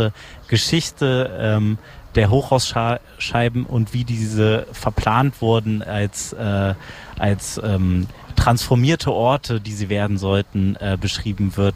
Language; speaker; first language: German; native; German